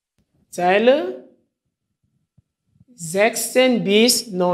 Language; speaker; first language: German; non-native, fluent; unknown